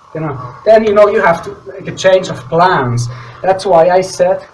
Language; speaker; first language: English; non-native, fluent; Swiss German